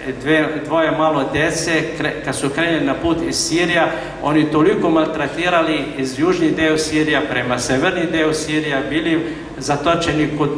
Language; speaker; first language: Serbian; non-native, fluent; Arabic